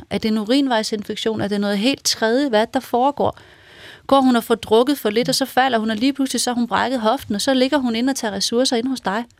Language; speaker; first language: Danish; native; Danish